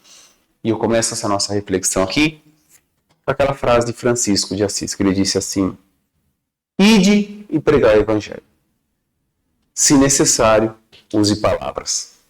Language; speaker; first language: Portuguese; native; Portuguese